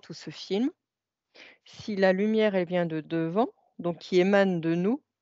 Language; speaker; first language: French; native; French